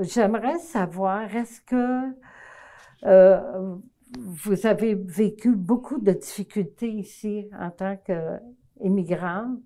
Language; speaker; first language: French; native; French